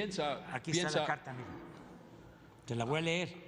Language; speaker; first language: Spanish; native; Spanish